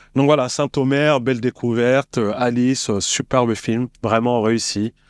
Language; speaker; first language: French; native; French